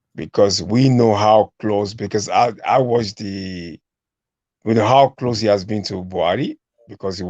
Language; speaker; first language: English; non-native, local second language; Yoruba